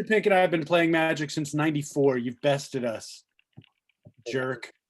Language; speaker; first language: English; native; English